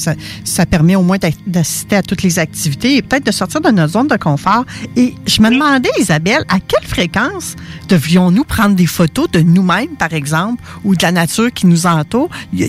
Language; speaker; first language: French; native; French